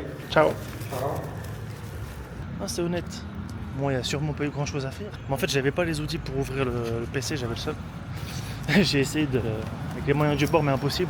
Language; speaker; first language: French; native; French